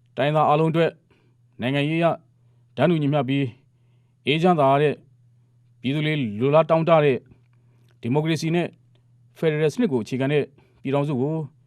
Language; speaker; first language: Burmese; non-native, local second language; Mon